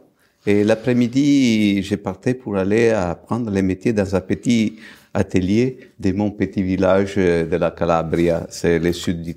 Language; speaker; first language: French; non-native, fluent; Italian